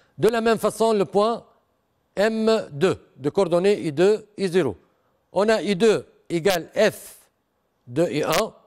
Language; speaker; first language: French; non-native, local second language; Arabic